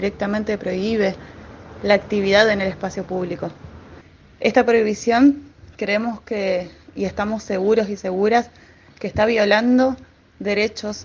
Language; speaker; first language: Spanish; native; Spanish